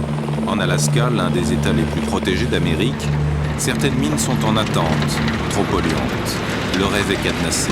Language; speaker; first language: French; native; French